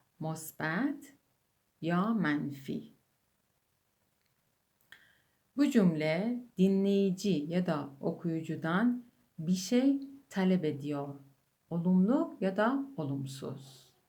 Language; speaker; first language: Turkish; non-native, fluent; Persian